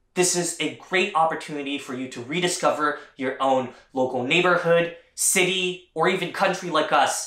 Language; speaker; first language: English; native; English